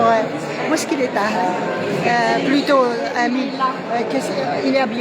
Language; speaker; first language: French; non-native, local second language; Arabic